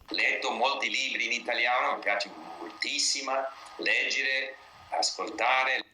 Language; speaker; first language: Italian; non-native, learner; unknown